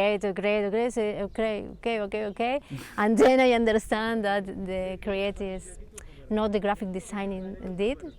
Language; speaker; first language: English; non-native, learner; Spanish